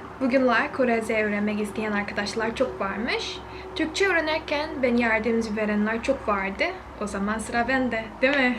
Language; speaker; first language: Turkish; non-native, learner; Korean